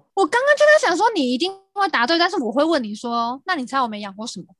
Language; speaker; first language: Chinese; native; Chinese